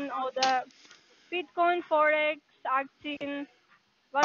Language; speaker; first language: German; non-native, learner; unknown